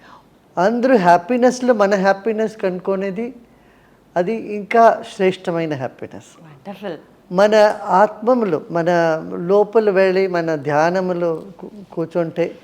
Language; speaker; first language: Telugu; non-native, local second language; Tamil